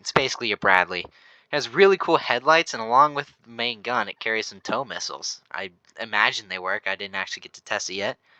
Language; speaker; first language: English; native; English